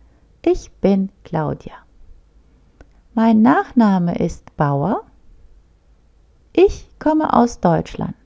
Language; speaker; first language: German; non-native, fluent; Turkish